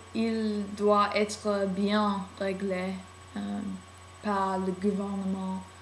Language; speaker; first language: French; non-native, learner; English